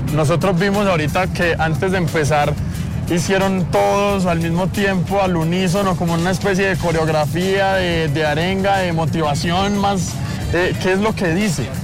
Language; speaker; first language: Spanish; native; Spanish